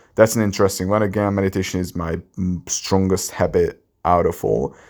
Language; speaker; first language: English; non-native, fluent; Hungarian